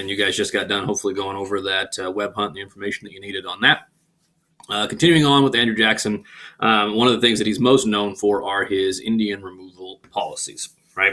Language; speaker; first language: English; native; English